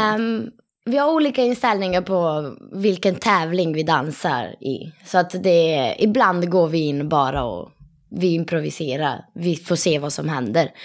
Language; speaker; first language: Swedish; non-native, fluent; Italian